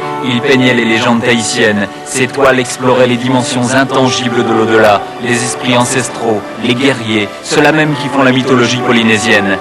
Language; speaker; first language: French; native; French